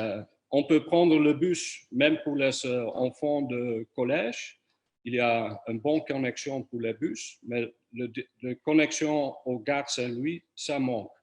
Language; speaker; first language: French; non-native, fluent; Dutch